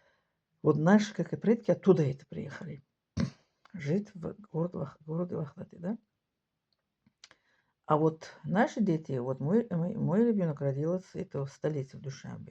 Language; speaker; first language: Russian; non-native, local second language; Tajik